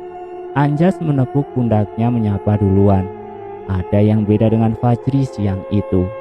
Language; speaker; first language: Indonesian; native; Indonesian